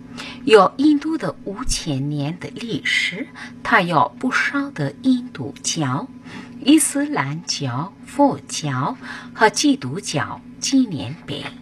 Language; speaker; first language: Chinese; non-native, fluent; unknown